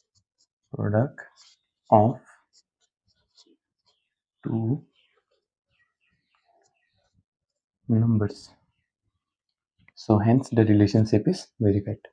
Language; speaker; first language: English; non-native, local second language; Hindi